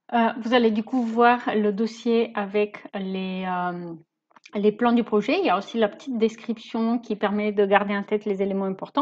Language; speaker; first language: French; native; French